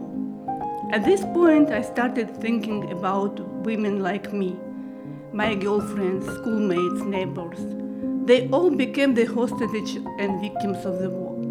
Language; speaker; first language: English; non-native, learner; Russian